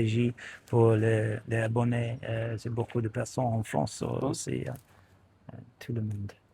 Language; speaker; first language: French; non-native, learner; English